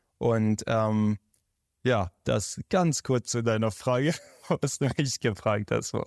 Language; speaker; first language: German; non-native, fluent; Persian